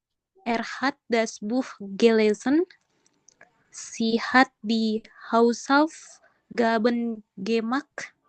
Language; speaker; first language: German; non-native, learner; Indonesian